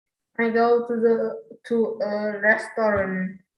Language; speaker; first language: English; non-native, learner; Vietnamese